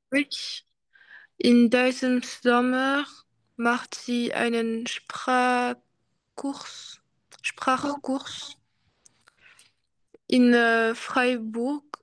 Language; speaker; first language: German; non-native, learner; French